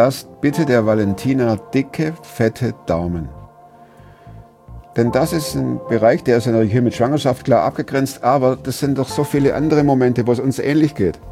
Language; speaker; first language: German; native; German